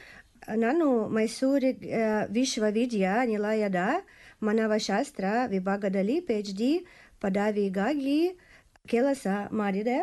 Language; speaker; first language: Kannada; non-native, learner; Russian